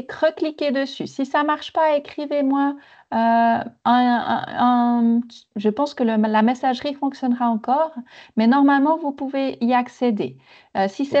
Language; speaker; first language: French; native; French